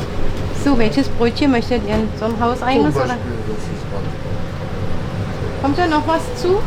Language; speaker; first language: German; native; German